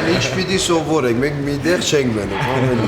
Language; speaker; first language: Armenian; non-native, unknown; Persian